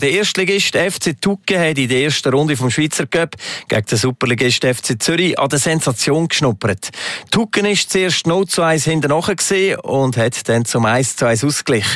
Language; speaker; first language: German; native; German